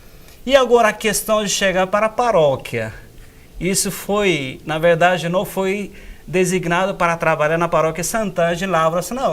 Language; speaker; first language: Portuguese; non-native, fluent; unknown